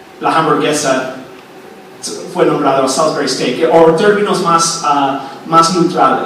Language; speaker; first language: Spanish; non-native, fluent; English